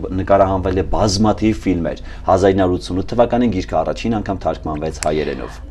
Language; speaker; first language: Armenian; native; Armenian